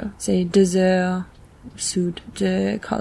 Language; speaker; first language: French; non-native, learner; English